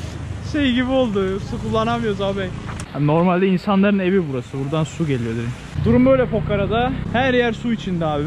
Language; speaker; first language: Turkish; native; Turkish